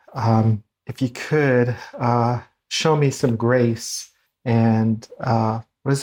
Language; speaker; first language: English; native; English